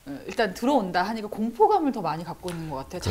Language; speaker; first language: Korean; native; Korean